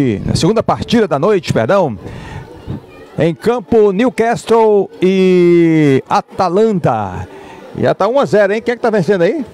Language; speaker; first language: Portuguese; native; Portuguese